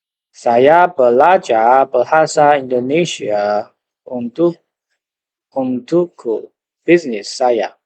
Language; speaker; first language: Indonesian; non-native, learner; Chinese